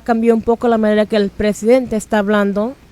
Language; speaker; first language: Spanish; early bilingual, heritage; Spanish